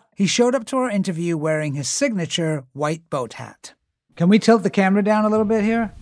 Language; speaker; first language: English; native; English